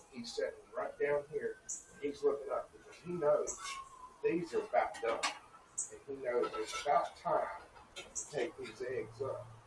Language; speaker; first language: English; native; English